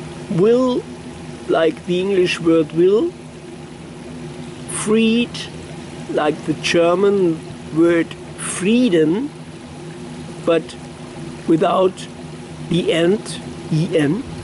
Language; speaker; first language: English; non-native, learner; German